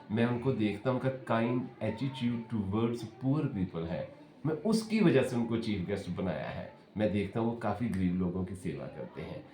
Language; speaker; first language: Hindi; non-native, local second language; Punjabi